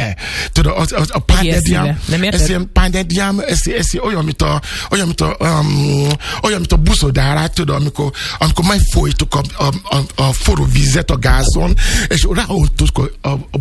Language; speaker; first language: Hungarian; non-native, learner; Yoruba